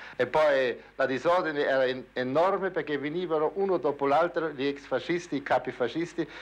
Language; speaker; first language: Italian; non-native, fluent; German